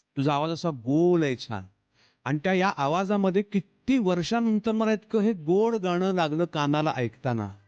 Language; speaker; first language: Marathi; native; Marathi